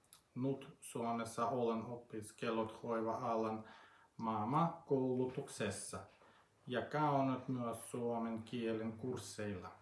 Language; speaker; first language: Finnish; non-native, learner; Russian